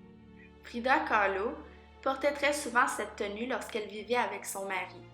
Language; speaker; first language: French; native; French